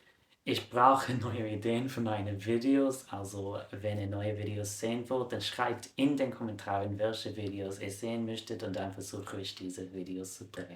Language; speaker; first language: German; non-native, fluent; English